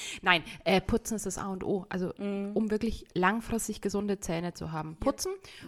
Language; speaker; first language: German; native; German